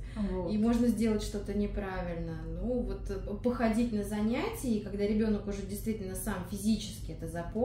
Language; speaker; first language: Russian; native; Russian